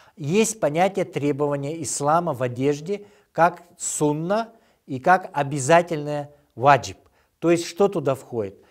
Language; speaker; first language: Russian; non-native, local second language; Kyrgyz